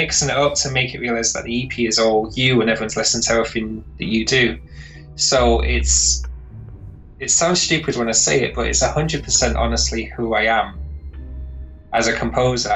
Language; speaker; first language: English; native; English